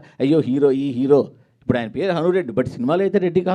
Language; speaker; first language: Telugu; native; Telugu